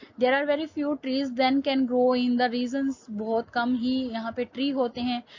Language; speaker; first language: Hindi; native; Hindi